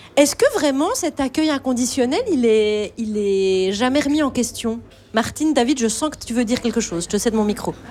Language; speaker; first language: French; native; French